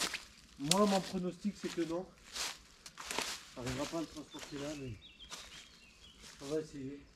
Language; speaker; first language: French; native; French